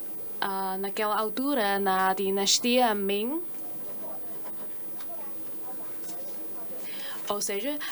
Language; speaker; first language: Portuguese; non-native, fluent; Chinese